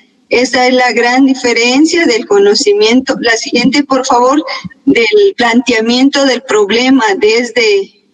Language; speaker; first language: Spanish; native; Spanish